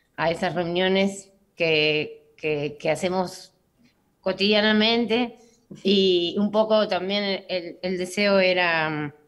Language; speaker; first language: Spanish; native; Spanish